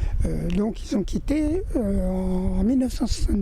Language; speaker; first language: French; native; French